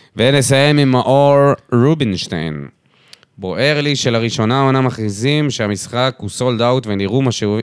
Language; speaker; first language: Hebrew; native; Hebrew